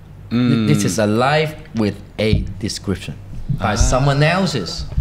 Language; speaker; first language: English; non-native, local second language; Cantonese